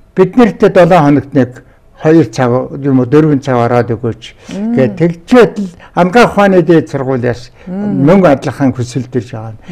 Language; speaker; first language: Mongolian; non-native, local second language; Tuvinian